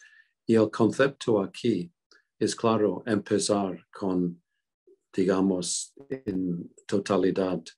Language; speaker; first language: Spanish; non-native, fluent; English